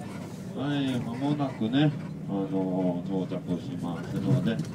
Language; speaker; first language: Japanese; non-native, fluent; Chinese